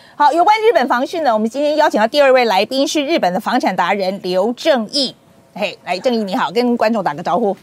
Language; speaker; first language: Chinese; native; Chinese